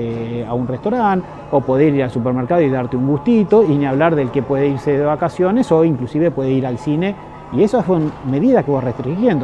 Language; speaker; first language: Spanish; native; Spanish